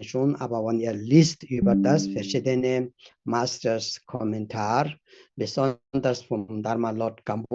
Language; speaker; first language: German; non-native, fluent; Tibetan